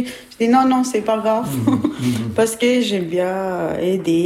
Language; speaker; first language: French; non-native, learner; Albanian